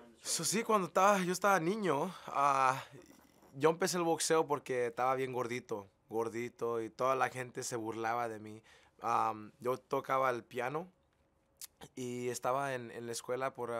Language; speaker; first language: Spanish; early bilingual, heritage; English